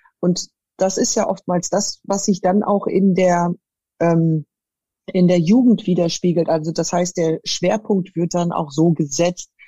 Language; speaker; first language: German; native; German